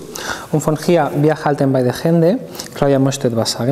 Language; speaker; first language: German; non-native, fluent; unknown